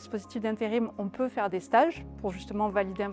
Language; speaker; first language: French; native; French